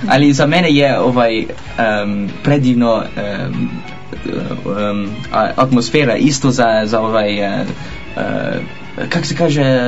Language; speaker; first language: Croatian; non-native, learner; Dutch